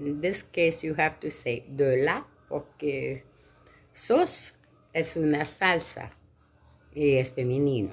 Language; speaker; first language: Spanish; non-native, learner; French